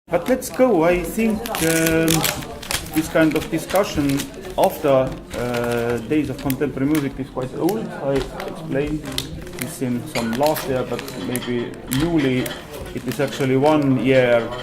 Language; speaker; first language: English; non-native, fluent; Estonian